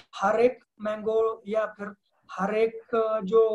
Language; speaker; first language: Hindi; non-native, local second language; Marathi